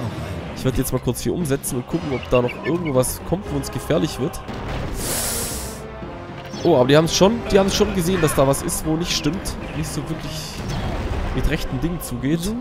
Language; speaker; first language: German; native; German